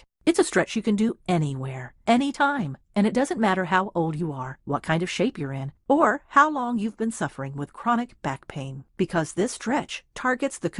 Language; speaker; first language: English; native; English